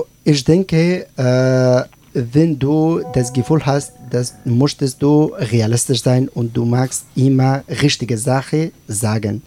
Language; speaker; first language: German; non-native, learner; Persian